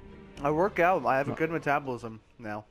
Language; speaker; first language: English; native; English